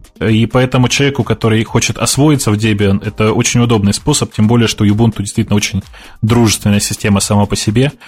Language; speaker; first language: Russian; native; Russian